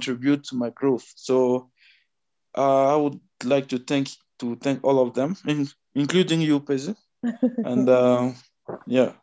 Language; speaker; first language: English; non-native, fluent; French